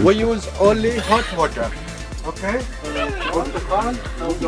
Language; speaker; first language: English; non-native, learner; Arabic